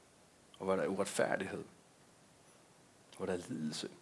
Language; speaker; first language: Danish; native; Danish